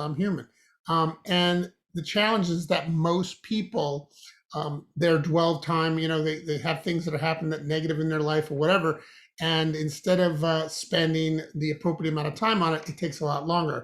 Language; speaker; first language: English; native; English